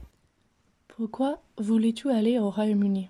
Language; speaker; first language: French; native; French